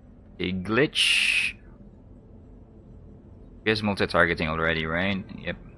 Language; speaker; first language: English; native; English